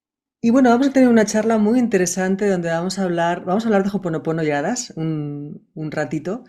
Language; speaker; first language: Spanish; native; Spanish